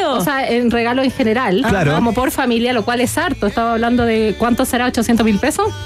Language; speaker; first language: Spanish; native; Spanish